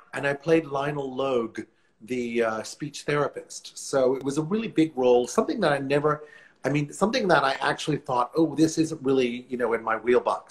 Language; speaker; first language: English; native; English